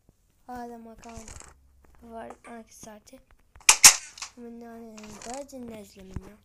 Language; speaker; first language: Arabic; early bilingual, heritage; Arabic